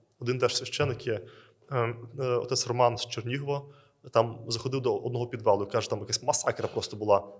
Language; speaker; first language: Ukrainian; native; Ukrainian